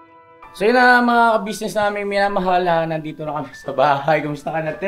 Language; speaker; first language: Filipino; native; Filipino